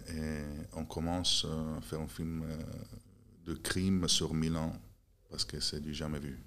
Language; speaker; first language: French; non-native, fluent; Italian